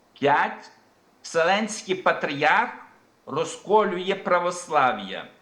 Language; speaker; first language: Ukrainian; early bilingual, heritage; Ukrainian